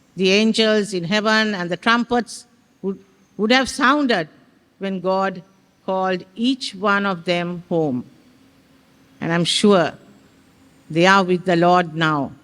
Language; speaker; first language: English; non-native, local second language; Sinhala